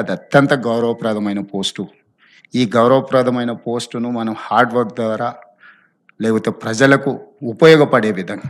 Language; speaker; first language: Telugu; native; Telugu